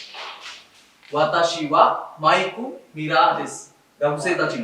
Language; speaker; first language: Japanese; non-native, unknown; Sinhala